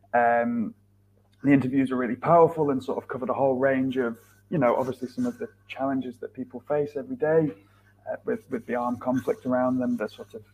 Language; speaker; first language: English; native; English